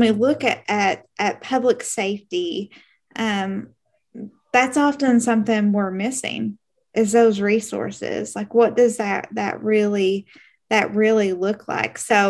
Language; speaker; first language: English; native; English